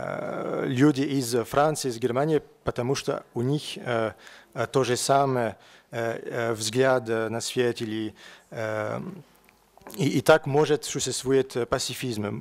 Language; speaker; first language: Russian; non-native, learner; French